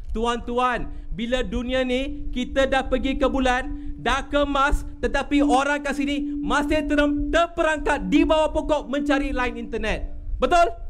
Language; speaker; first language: Malay; non-native, local second language; Tamil